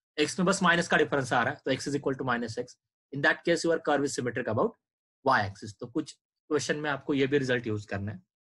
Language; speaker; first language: Hindi; non-native, local second language; Marathi